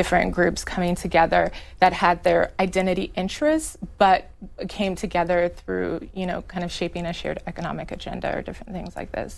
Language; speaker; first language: English; native; English